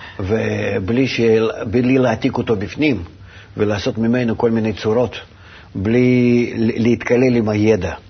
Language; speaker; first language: Hebrew; non-native, fluent; Russian